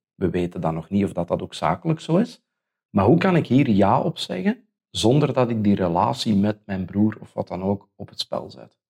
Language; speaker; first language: Dutch; native; Dutch